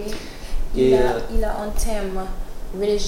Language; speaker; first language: French; non-native, learner; English